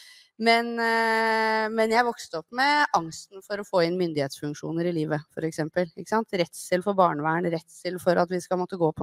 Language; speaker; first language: Norwegian; native; Norwegian